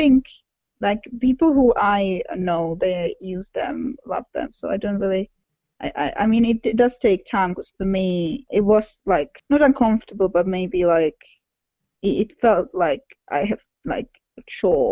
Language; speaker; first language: English; non-native, fluent; Czech